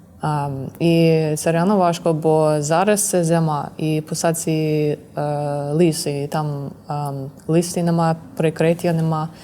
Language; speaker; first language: Ukrainian; non-native, learner; English